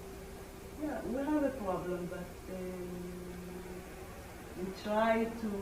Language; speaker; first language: English; non-native, learner; Amharic